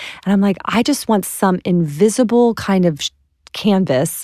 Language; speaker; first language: English; native; English